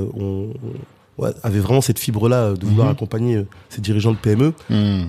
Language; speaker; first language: French; native; French